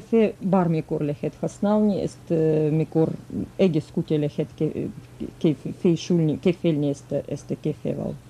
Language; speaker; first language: Hungarian; non-native, fluent; Russian